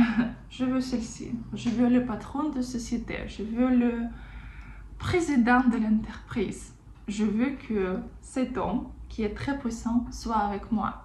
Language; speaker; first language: French; non-native, fluent; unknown